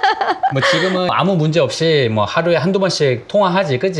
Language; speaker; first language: Korean; native; Korean